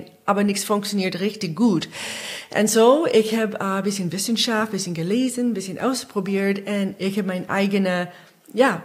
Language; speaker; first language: German; non-native, fluent; English